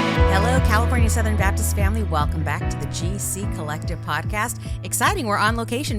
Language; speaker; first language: English; native; English